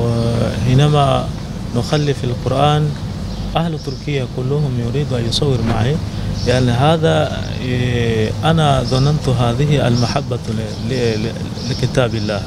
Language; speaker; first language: Arabic; non-native, fluent; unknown